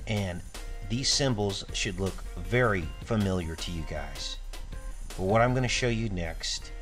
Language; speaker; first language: English; native; English